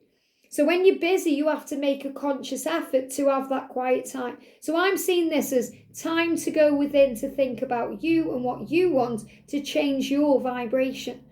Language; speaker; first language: English; native; English